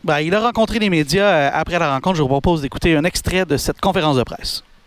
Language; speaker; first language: French; native; French